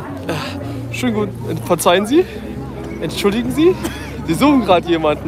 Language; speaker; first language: German; native; German